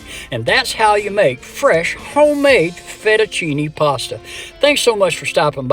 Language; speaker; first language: English; native; English